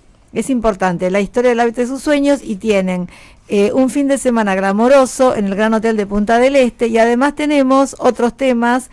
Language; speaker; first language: Spanish; native; Spanish